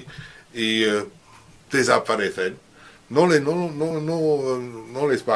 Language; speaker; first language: Spanish; non-native, learner; French